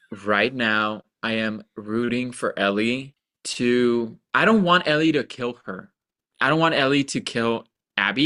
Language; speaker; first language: English; early bilingual, other home language; Spanish